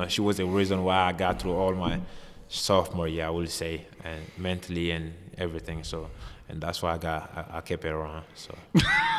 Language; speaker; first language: English; non-native, fluent; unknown